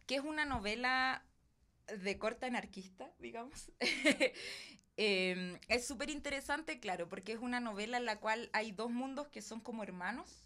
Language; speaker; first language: Spanish; native; Spanish